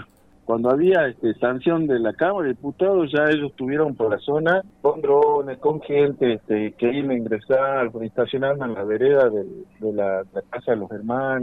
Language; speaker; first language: Spanish; native; Spanish